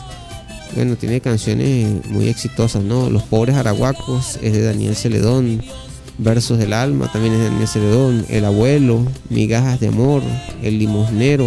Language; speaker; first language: Spanish; native; Spanish